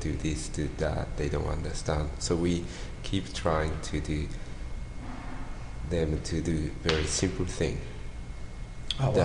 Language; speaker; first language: English; non-native, fluent; Japanese